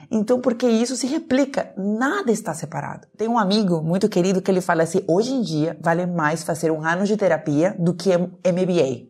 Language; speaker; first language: Portuguese; non-native, fluent; Spanish